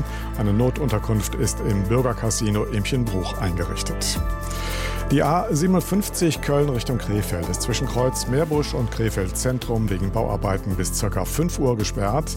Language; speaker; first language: German; native; German